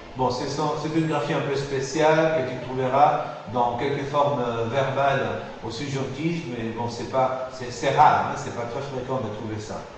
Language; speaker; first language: French; non-native, fluent; Spanish